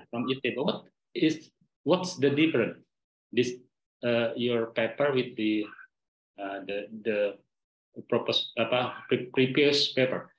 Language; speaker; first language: English; non-native, learner; Indonesian